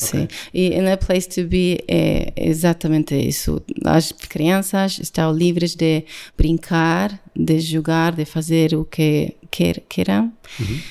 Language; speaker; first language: Portuguese; non-native, learner; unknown